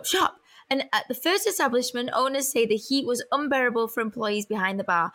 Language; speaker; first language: English; native; English